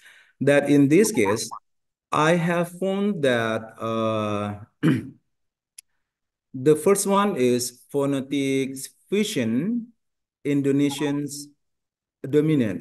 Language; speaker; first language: English; non-native, learner; Indonesian